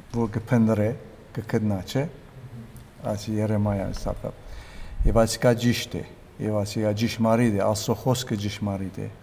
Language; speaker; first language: Armenian; early bilingual, heritage; Armenian